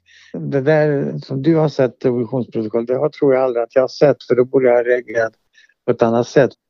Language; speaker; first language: Swedish; native; Swedish